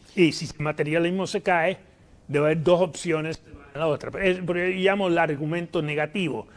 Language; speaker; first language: Spanish; early bilingual, heritage; Spanish